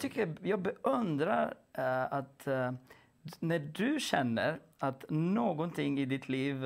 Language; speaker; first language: Swedish; non-native, fluent; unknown